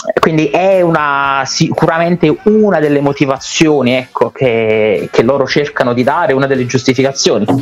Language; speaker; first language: Italian; native; Italian